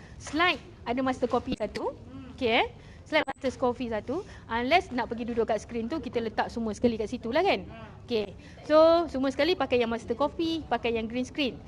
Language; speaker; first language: Malay; native; Malay